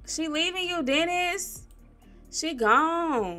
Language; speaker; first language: English; native; English